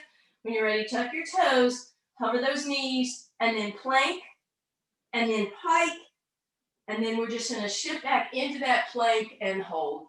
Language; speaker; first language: English; native; English